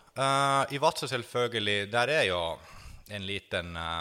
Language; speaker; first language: Norwegian; non-native, fluent; Finnish